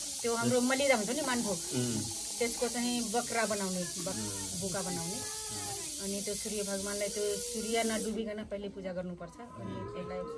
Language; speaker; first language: Nepali; non-native, local second language; Rana Tharu